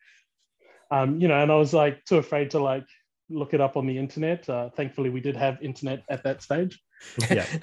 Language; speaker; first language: English; early bilingual, other home language; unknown